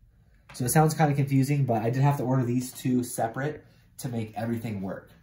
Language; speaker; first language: English; native; English